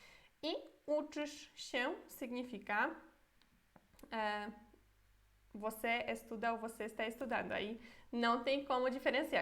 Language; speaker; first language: Portuguese; non-native, fluent; Polish